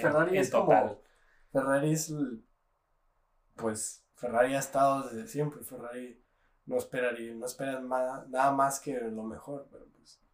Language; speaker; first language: Spanish; native; Spanish